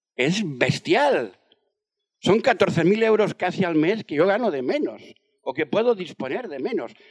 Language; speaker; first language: Spanish; non-native, fluent; French